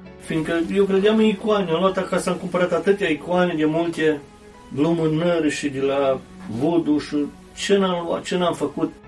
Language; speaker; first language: Romanian; native; Romanian